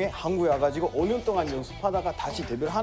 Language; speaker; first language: Korean; non-native, fluent; Spanish